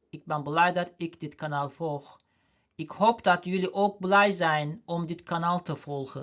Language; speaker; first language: Dutch; non-native, learner; Turkish